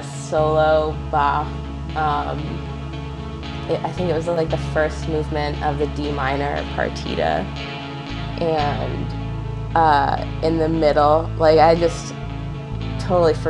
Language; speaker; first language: English; native; English